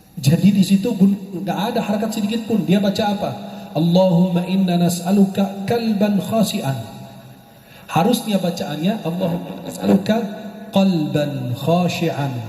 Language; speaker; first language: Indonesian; non-native, fluent; Arabic